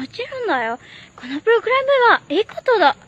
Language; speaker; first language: Japanese; non-native, learner; Indonesian